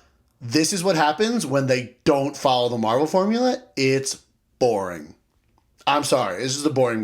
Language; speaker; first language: English; native; English